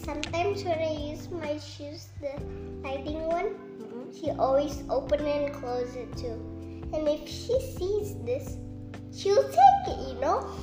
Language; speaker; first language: English; non-native, learner; Indonesian